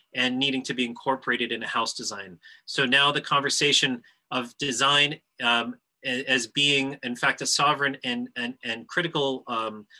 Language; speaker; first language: English; native; English